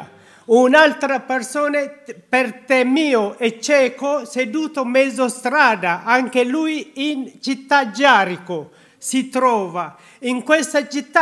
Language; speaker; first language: Italian; non-native, learner; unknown